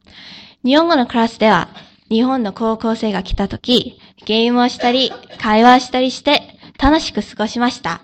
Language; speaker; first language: Japanese; non-native, learner; Korean